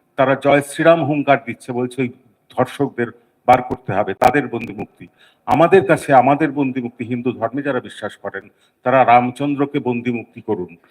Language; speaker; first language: Bangla; native; Bangla